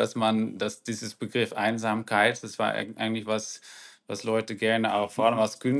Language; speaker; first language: German; non-native, fluent; Dutch